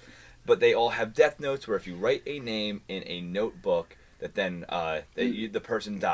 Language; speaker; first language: English; native; English